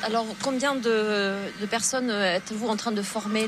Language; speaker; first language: French; native; French